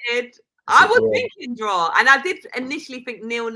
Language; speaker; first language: English; native; English